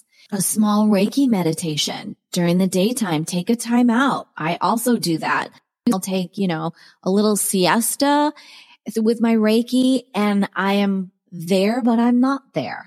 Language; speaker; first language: English; native; English